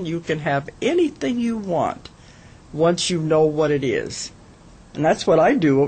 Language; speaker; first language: English; native; English